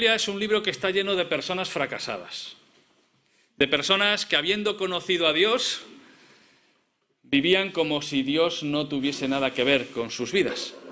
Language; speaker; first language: Spanish; native; Spanish